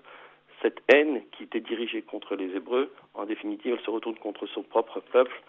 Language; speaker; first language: French; native; French